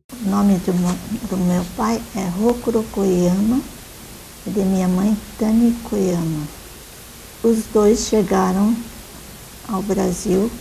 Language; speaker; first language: Portuguese; early bilingual, other home language; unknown